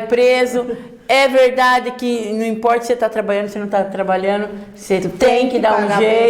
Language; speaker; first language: Portuguese; native; Portuguese